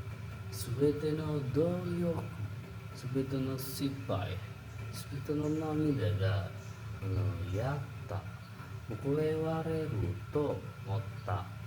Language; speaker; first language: Japanese; non-native, learner; Indonesian